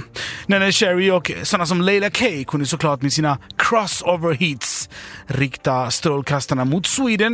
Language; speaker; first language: Swedish; native; Swedish